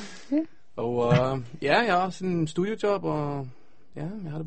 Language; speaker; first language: Danish; non-native, fluent; Hebrew